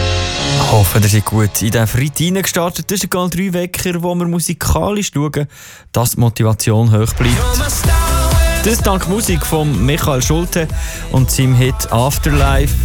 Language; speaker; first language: German; native; German